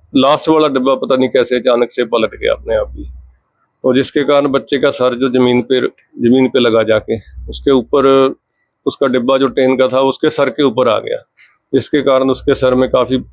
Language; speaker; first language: Hindi; native; Hindi